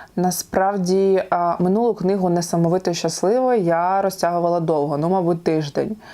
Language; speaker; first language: Ukrainian; non-native, local second language; Russian